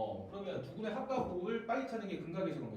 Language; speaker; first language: Korean; native; Korean